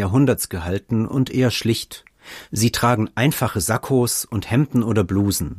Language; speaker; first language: German; native; German